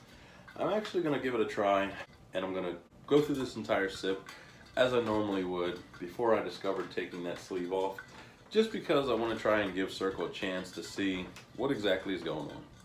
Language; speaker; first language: English; native; English